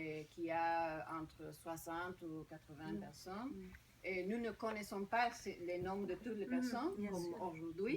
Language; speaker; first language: French; non-native, fluent; Spanish